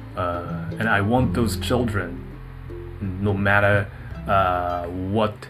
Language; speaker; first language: English; non-native, fluent; Japanese